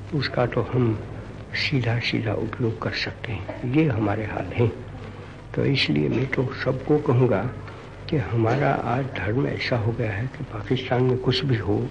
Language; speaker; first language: Hindi; non-native, local second language; Gujarati